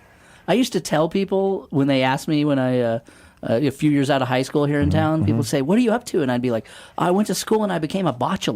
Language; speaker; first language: English; native; English